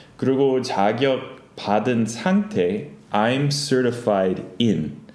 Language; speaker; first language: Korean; non-native, fluent; English